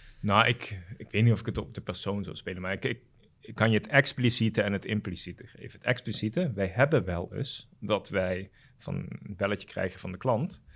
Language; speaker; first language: Dutch; non-native, local second language; Papiamento